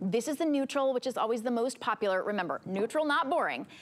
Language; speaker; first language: English; native; English